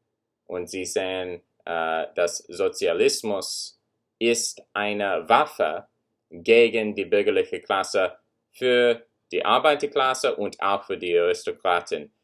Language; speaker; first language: German; non-native, learner; English